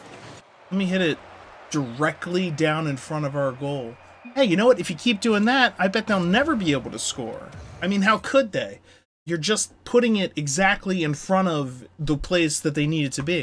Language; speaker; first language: English; native; English